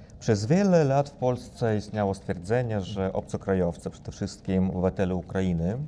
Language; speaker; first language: Polish; non-native, fluent; Ukrainian